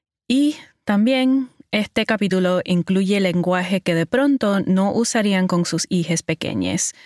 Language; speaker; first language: Spanish; early bilingual, heritage; Spanish